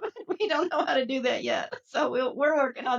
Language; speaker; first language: English; native; English